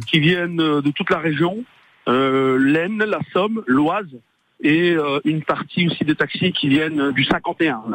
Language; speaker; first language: French; native; French